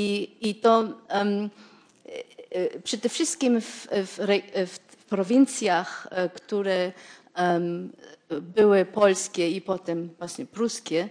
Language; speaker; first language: Polish; non-native, fluent; German